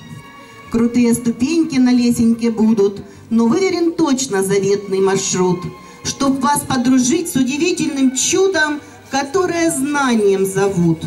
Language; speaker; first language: Russian; native; Russian